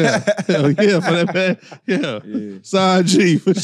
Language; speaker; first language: English; native; English